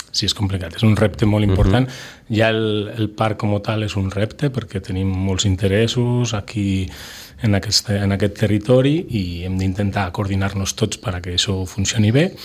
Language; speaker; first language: Catalan; non-native, local second language; Spanish